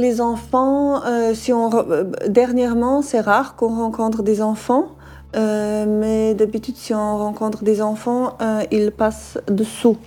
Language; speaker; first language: French; non-native, fluent; Polish